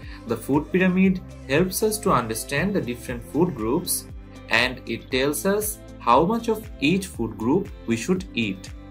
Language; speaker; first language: English; non-native, local second language; Bangla